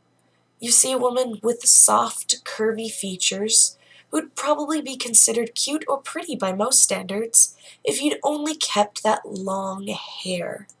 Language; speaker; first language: English; native; English